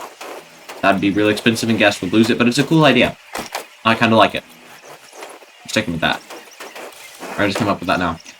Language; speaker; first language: English; native; English